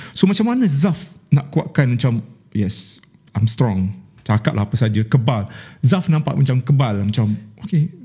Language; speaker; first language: Malay; native; Malay